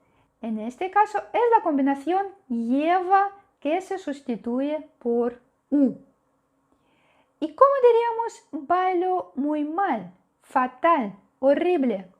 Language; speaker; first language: Spanish; non-native, fluent; Russian